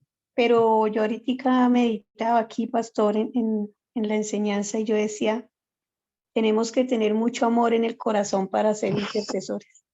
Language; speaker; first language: Spanish; native; Spanish